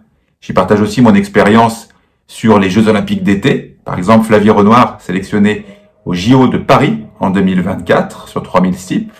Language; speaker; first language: French; native; French